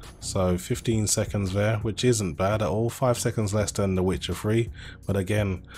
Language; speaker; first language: English; native; English